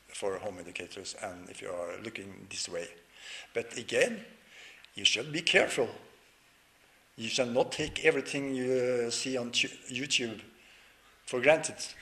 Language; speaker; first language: English; non-native, learner; Norwegian